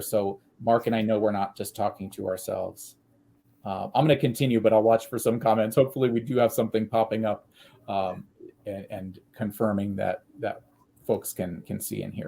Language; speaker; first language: English; native; English